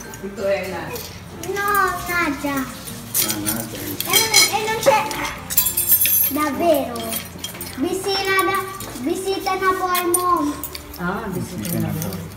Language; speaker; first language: Italian; early bilingual, other home language; Filipino